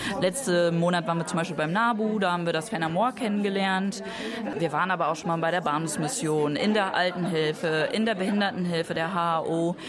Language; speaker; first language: German; native; German